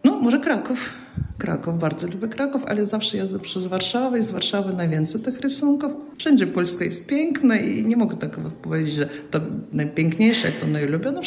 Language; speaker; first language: Polish; non-native, local second language; Russian